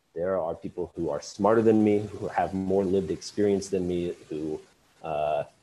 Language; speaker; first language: English; native; English